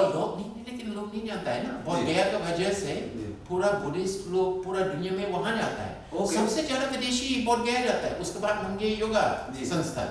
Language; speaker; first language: Hindi; non-native, fluent; English